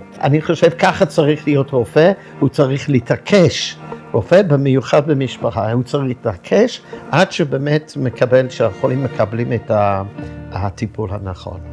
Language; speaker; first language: Hebrew; non-native, fluent; English